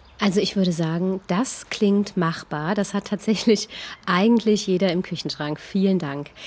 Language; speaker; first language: German; native; German